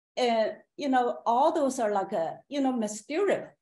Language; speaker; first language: English; non-native, fluent; Chinese